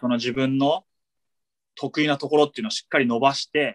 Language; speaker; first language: Japanese; native; Japanese